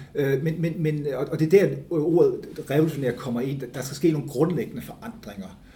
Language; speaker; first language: Danish; native; Danish